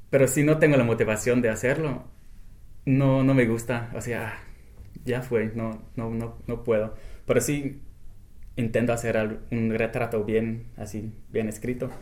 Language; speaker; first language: Spanish; non-native, fluent; English